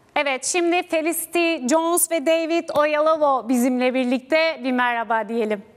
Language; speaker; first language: Turkish; native; Turkish